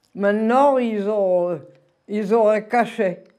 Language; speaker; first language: French; native; French